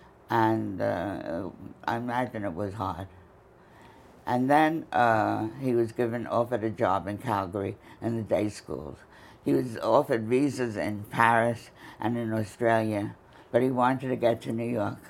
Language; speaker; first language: English; native; English